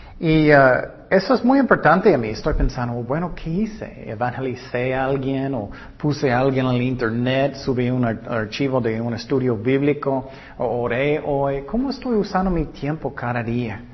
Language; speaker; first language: Spanish; non-native, learner; English